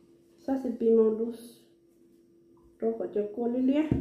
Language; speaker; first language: French; non-native, learner; Hmong